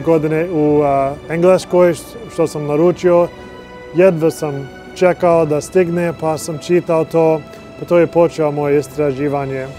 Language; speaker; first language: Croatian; non-native, learner; English